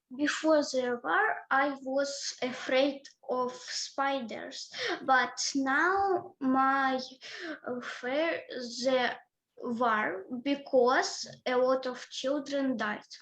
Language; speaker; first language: English; early bilingual, other home language; Ukrainian